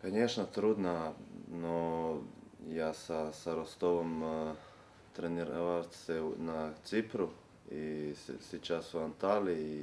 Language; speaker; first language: Russian; non-native, learner; Serbian